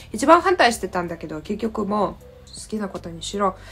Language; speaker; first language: Japanese; non-native, fluent; Russian